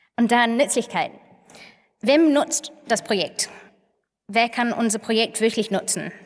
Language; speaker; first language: German; non-native, fluent; English